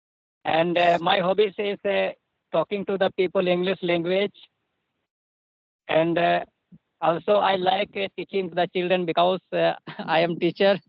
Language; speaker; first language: English; non-native, learner; Santali